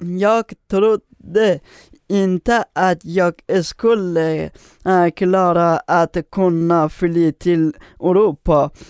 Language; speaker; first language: Swedish; non-native, learner; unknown